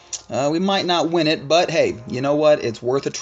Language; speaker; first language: English; native; English